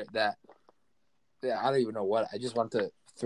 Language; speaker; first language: English; native; English